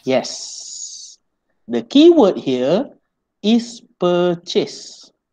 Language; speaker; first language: English; non-native, local second language; Malay